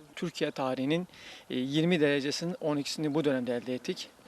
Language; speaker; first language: Turkish; native; Turkish